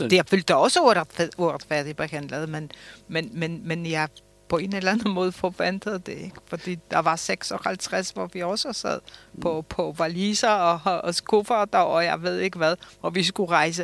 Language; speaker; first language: Danish; non-native, fluent; Polish